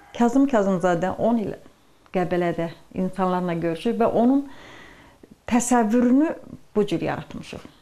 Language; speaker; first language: Azerbaijani; native; Azerbaijani